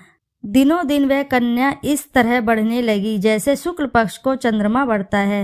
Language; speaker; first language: Hindi; native; Hindi